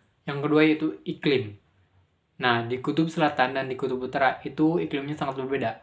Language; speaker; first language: Indonesian; native; Indonesian